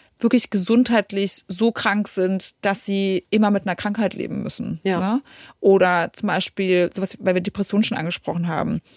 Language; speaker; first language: German; early bilingual, other home language; Polish